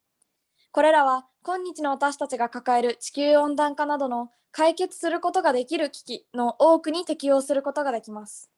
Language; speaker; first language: Japanese; native; Japanese